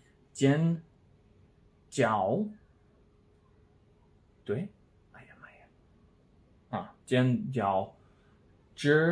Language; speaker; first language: Chinese; non-native, learner; English